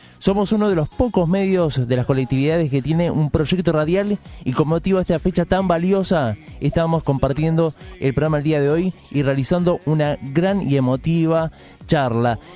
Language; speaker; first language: Spanish; native; Spanish